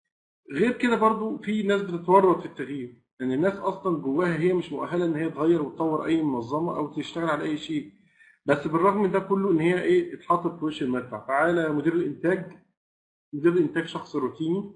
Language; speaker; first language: Arabic; native; Arabic